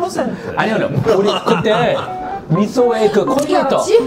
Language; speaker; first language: Korean; non-native, fluent; English